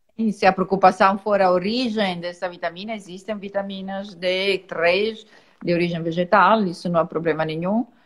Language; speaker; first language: Portuguese; non-native, fluent; Italian